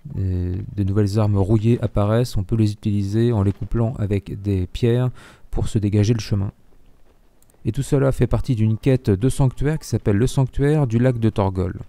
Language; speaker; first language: French; native; French